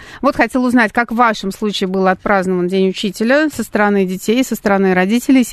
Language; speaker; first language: Russian; native; Russian